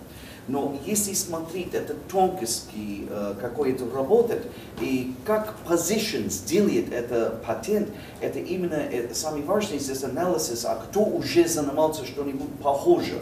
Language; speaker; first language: Russian; non-native, learner; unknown